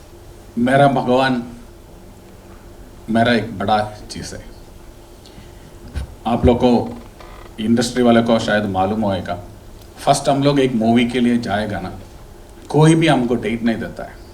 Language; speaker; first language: Hindi; non-native, local second language; Malayalam